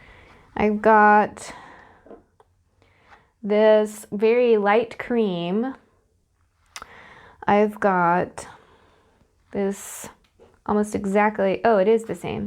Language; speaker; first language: English; native; English